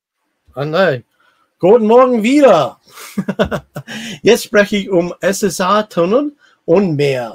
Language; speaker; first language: German; non-native, fluent; English